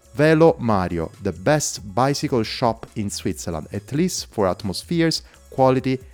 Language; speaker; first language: English; non-native, fluent; Italian